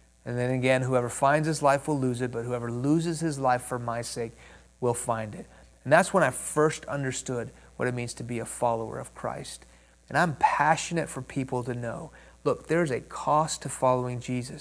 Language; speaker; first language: English; early bilingual, other home language; Persian